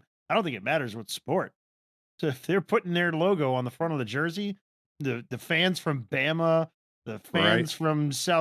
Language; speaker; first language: English; native; English